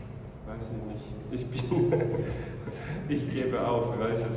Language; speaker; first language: German; non-native, fluent; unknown